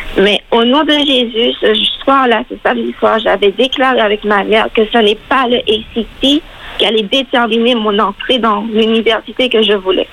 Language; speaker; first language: French; native; French